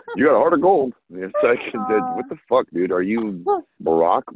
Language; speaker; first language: English; early bilingual, other home language; Persian